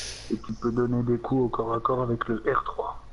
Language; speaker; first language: French; native; French